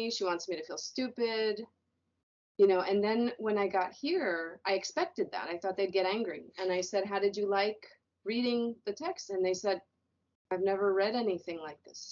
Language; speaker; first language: English; native; English